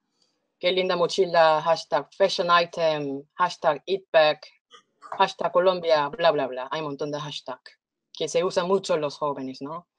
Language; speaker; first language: Spanish; non-native, fluent; Korean